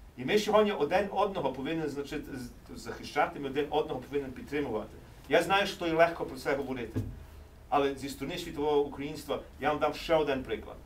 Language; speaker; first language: Ukrainian; early bilingual, heritage; English